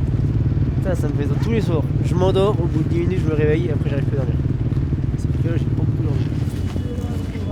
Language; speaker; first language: French; native; French